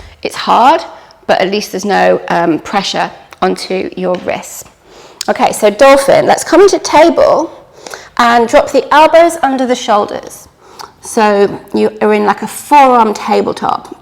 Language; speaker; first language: English; native; English